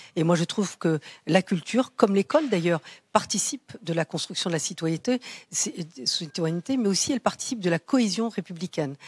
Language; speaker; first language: French; native; French